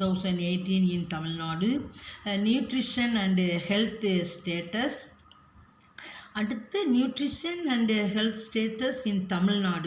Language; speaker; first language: Tamil; native; Tamil